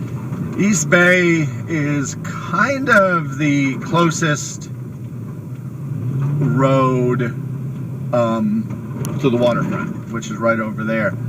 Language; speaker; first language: English; native; English